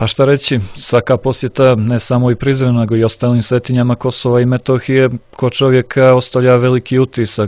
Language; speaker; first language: Croatian; native; Croatian